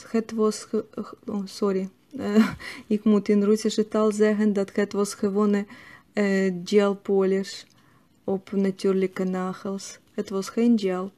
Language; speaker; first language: Dutch; non-native, learner; Russian